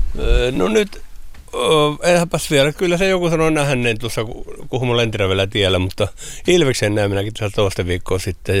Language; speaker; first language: Finnish; native; Finnish